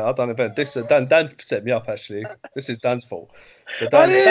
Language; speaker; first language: English; native; English